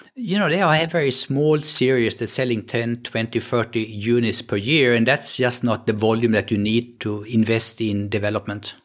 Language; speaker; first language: English; non-native, fluent; Swedish